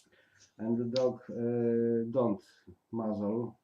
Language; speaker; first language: English; non-native, learner; Polish